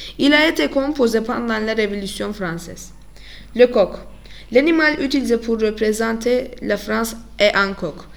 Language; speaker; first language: French; non-native, learner; Turkish